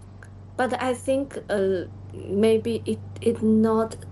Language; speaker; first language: English; non-native, learner; Chinese